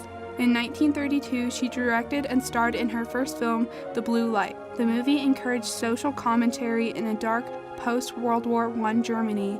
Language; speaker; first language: English; native; English